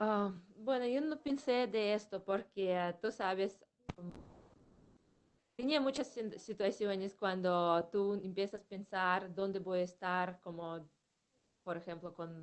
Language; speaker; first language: Spanish; non-native, fluent; Russian